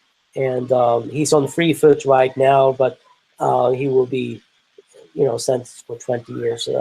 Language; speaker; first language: English; non-native, fluent; Swedish